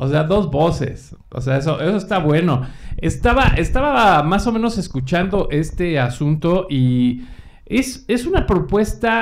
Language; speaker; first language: Spanish; native; Spanish